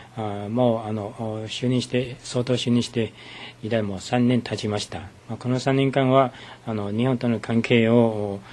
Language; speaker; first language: Japanese; non-native, fluent; Chinese